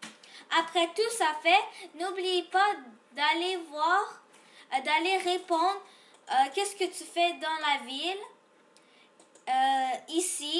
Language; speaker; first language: French; non-native, local second language; English